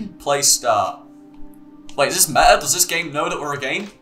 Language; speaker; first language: English; native; English